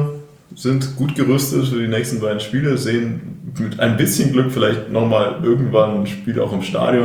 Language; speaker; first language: German; native; German